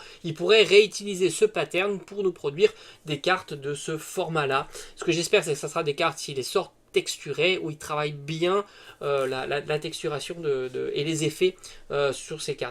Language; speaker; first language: French; native; French